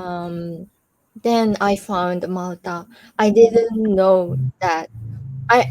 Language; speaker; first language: English; non-native, learner; Japanese